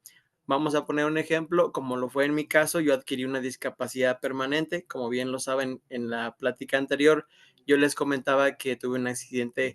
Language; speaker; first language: Spanish; native; Spanish